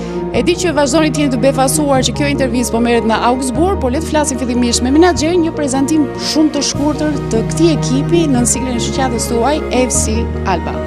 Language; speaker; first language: Albanian; native; Albanian